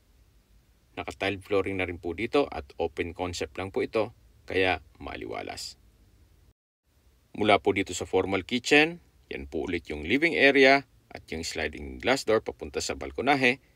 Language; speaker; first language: Filipino; native; Filipino